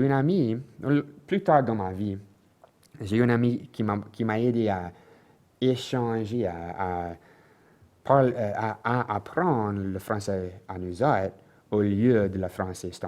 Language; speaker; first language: French; non-native, local second language; English